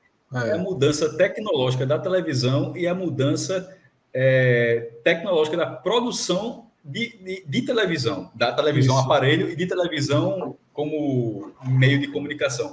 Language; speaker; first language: Portuguese; native; Portuguese